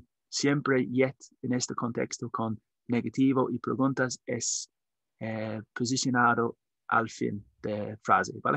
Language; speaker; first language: Spanish; non-native, learner; English